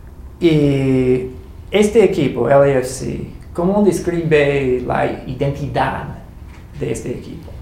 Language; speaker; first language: Spanish; non-native, learner; English